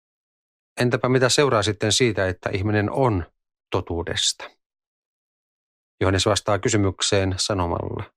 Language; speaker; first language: Finnish; native; Finnish